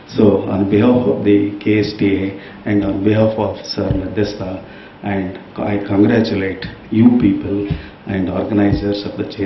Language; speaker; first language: English; non-native, local second language; Kannada